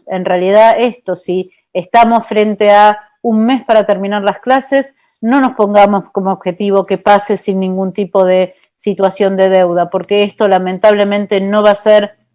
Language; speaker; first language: Spanish; native; Spanish